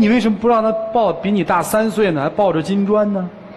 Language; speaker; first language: Chinese; native; Chinese